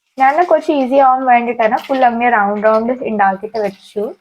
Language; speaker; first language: Malayalam; non-native, learner; Hindi